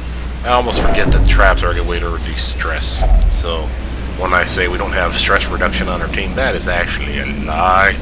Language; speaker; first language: English; native; English